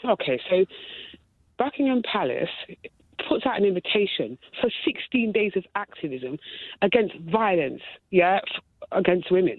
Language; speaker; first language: English; native; English